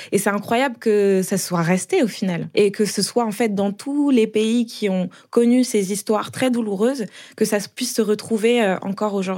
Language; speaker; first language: French; native; French